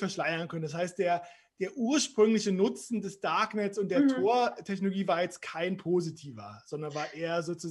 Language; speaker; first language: German; native; German